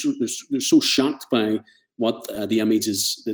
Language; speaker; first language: English; native; English